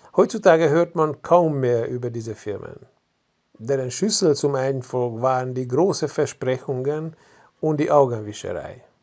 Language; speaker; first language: German; non-native, fluent; Hungarian